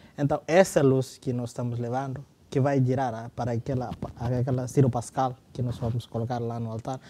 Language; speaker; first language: Portuguese; non-native, fluent; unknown